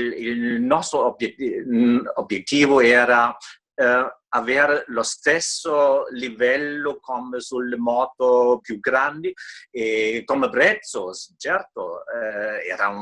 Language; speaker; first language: Italian; non-native, fluent; German